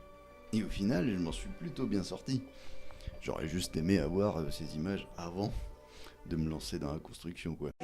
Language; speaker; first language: French; native; French